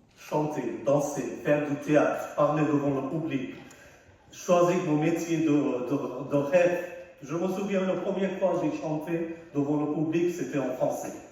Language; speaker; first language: French; non-native, fluent; Arabic